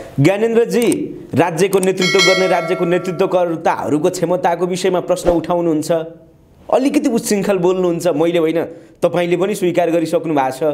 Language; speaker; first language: Nepali; native; Nepali